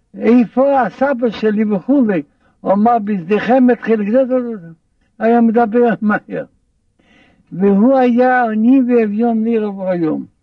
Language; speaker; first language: Hebrew; non-native, fluent; Russian